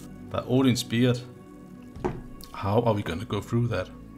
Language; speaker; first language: English; non-native, fluent; Danish